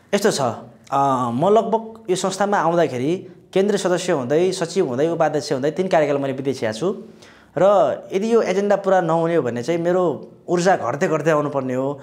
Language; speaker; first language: Nepali; non-native, local second language; Sherpa